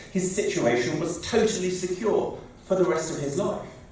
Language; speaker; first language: English; native; English